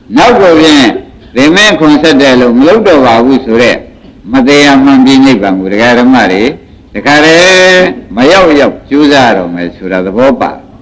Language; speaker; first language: Burmese; native; Burmese